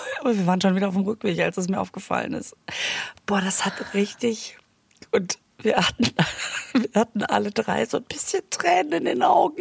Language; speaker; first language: German; native; German